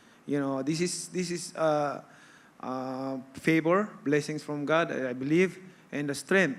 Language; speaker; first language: English; non-native, local second language; Cebuano